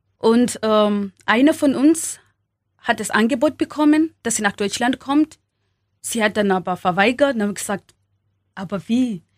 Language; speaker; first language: German; non-native, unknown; Swahili